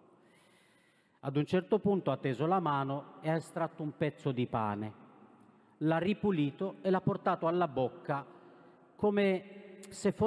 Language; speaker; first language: Italian; non-native, fluent; Romanian